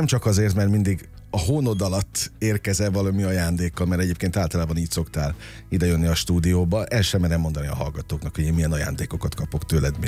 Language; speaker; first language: Hungarian; native; Hungarian